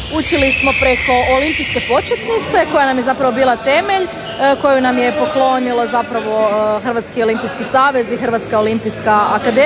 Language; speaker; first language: Serbian; native; Serbian